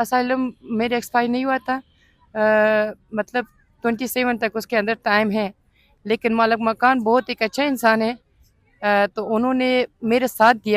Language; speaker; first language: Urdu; non-native, fluent; Persian